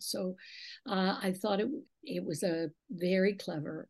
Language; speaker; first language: English; native; English